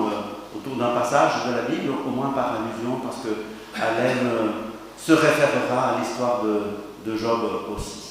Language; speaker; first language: French; native; French